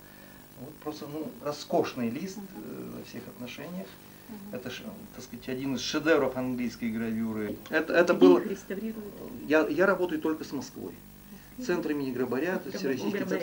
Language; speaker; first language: Russian; native; Russian